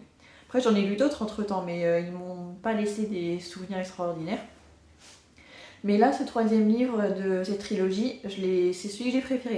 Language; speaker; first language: French; native; French